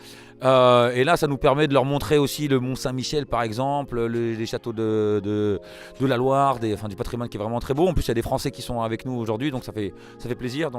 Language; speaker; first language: French; native; French